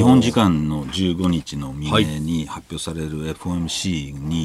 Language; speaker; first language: Japanese; native; Japanese